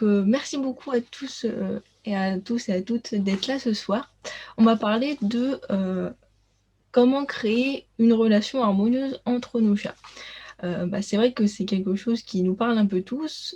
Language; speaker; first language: French; native; French